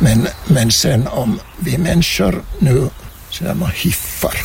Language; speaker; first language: Swedish; non-native, local second language; Finnish